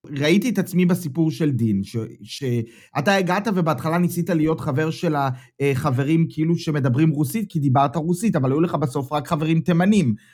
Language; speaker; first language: Hebrew; native; Hebrew